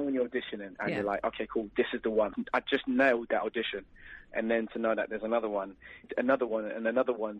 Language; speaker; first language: English; native; English